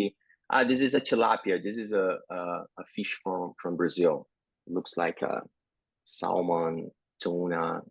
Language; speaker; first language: English; non-native, learner; Portuguese